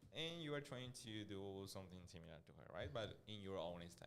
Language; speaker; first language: English; non-native, fluent; Spanish